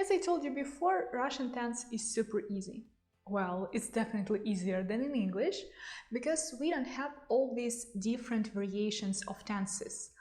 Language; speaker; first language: English; non-native, fluent; Russian